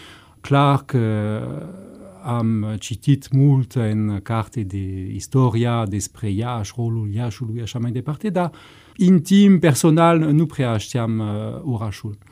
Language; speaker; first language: Romanian; non-native, fluent; French